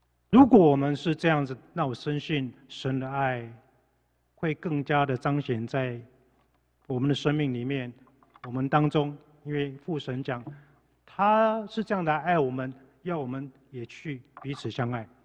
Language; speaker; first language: Chinese; native; Chinese